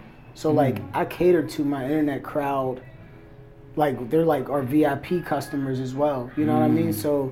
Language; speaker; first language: English; native; English